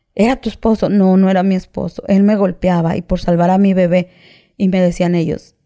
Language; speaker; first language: Spanish; native; Spanish